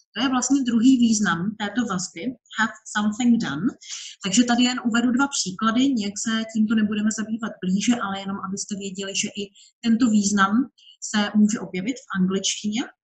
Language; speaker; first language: Czech; native; Czech